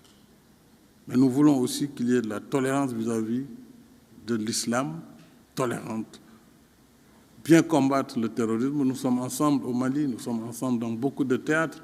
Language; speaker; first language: French; non-native, local second language; Fula